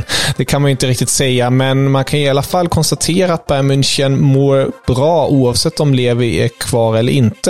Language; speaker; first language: Swedish; native; Swedish